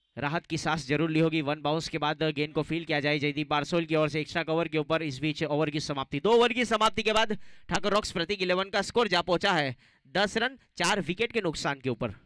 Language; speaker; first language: Hindi; non-native, local second language; Gujarati